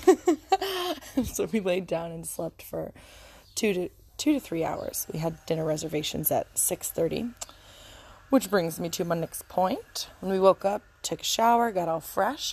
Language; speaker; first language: English; native; English